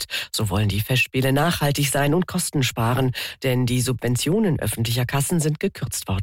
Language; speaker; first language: German; native; German